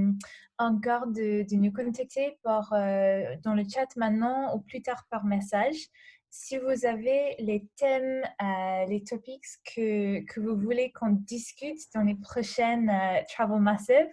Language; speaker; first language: French; non-native, learner; English